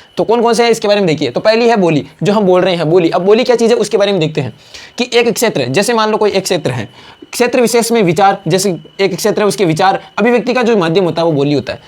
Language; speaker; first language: Hindi; native; Hindi